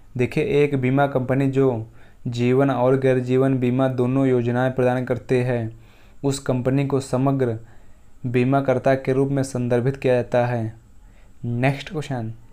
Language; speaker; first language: Hindi; native; Hindi